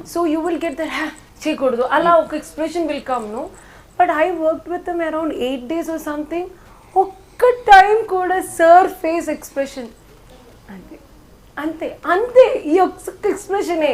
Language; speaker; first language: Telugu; non-native, learner; Malayalam